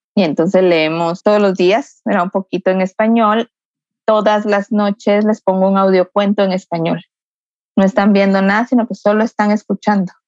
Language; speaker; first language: Spanish; native; Spanish